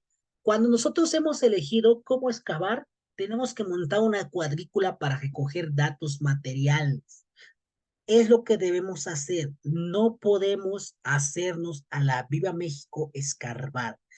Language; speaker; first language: Spanish; native; Spanish